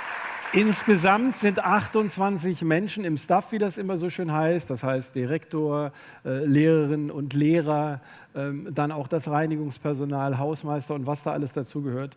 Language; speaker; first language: German; native; German